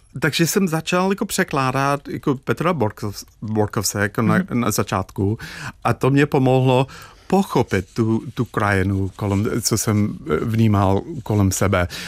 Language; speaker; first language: Czech; non-native, fluent; English